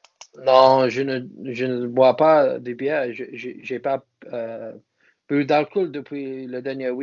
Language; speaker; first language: French; non-native, fluent; English